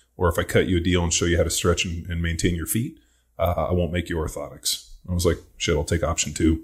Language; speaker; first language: English; native; English